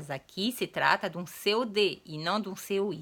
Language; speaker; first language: Portuguese; non-native, fluent; French